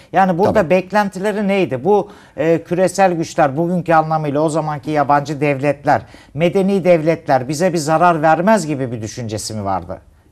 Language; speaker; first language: Turkish; native; Turkish